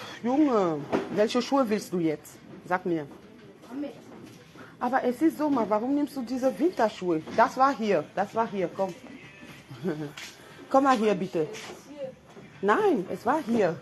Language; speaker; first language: German; non-native, fluent; French